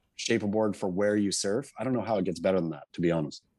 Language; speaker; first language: English; native; English